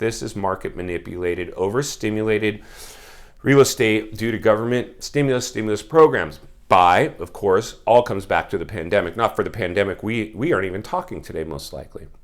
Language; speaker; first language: English; native; English